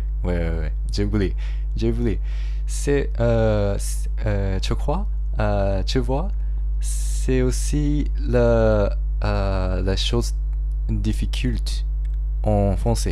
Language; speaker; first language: French; non-native, learner; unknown